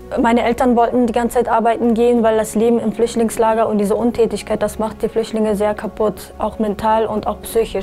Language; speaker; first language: German; early bilingual, other home language; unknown